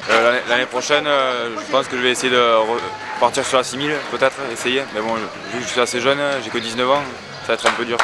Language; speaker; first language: French; native; French